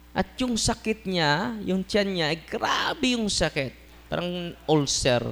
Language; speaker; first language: Filipino; non-native, local second language; Cebuano